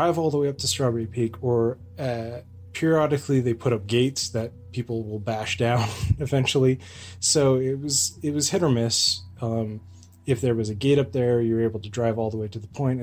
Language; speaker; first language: English; native; English